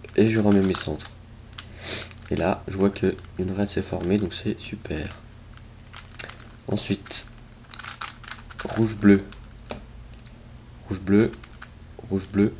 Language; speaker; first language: French; native; French